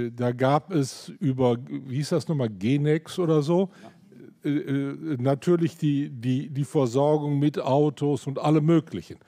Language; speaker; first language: German; native; German